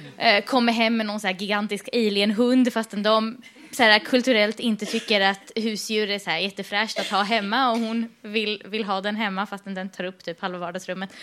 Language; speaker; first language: Swedish; early bilingual, other home language; Persian